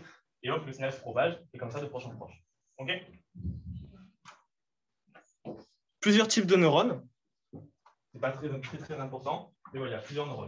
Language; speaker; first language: French; native; French